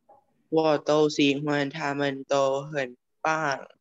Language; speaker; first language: Chinese; non-native, learner; Thai